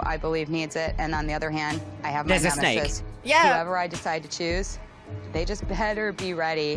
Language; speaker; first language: English; native; English